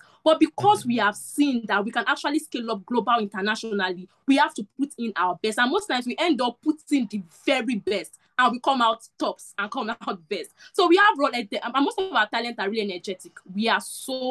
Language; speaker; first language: English; non-native, local second language; Igbo